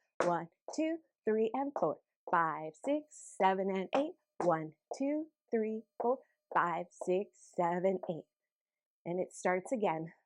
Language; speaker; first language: English; native; English